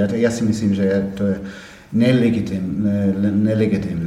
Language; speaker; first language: Slovak; non-native, fluent; English